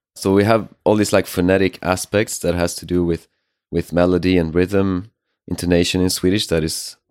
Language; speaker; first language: English; non-native, fluent; Swedish